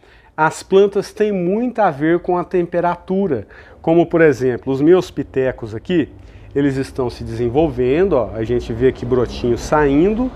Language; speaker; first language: Portuguese; native; Portuguese